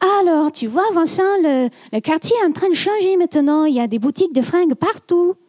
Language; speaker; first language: French; non-native, fluent; English